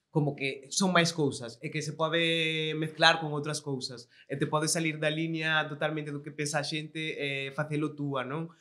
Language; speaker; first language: Galician; non-native, local second language; Kabuverdianu